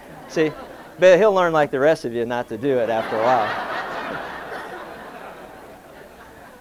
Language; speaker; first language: English; native; English